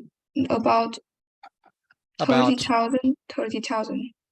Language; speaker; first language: English; non-native, learner; Vietnamese